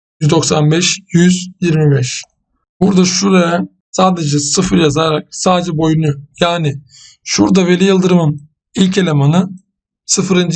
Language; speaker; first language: Turkish; native; Turkish